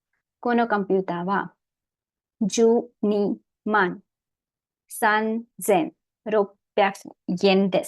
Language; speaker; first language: Japanese; non-native, learner; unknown